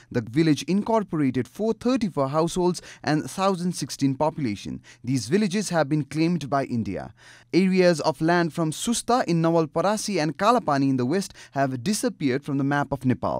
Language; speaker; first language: English; non-native, local second language; Nepali